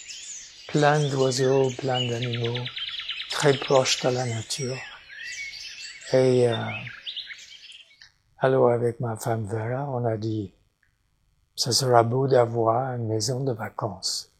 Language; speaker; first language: French; non-native, fluent; English